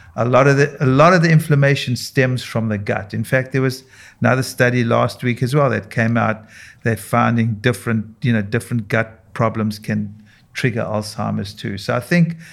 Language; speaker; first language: English; native; English